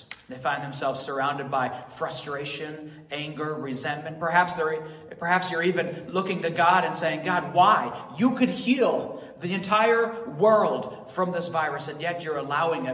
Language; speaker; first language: English; native; English